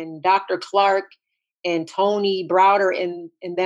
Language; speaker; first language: English; native; English